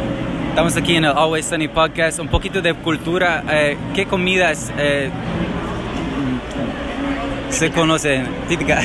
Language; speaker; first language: Spanish; non-native, learner; English